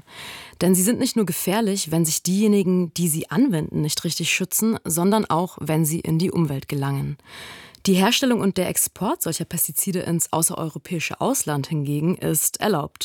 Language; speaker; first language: German; native; German